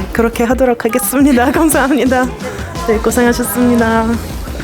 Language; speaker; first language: Korean; non-native, fluent; Russian